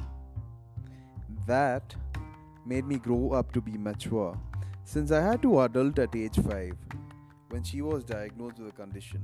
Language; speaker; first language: English; non-native, local second language; Malayalam